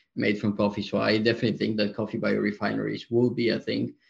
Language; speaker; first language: English; non-native, fluent; Spanish